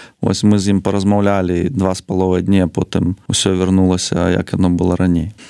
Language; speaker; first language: Belarusian; non-native, local second language; Russian